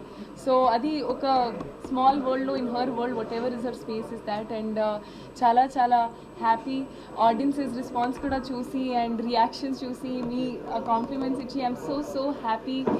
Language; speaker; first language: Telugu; non-native, learner; Hindi